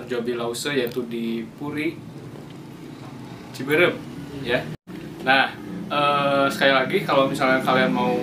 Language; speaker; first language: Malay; non-native, local second language; Sundanese